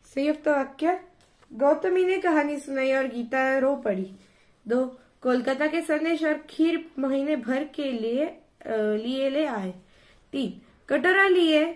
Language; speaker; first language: Hindi; non-native, local second language; Marathi